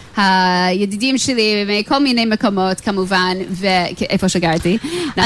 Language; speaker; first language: Hebrew; non-native, fluent; English